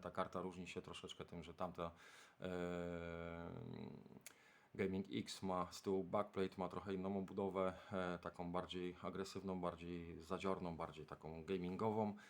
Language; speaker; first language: Polish; native; Polish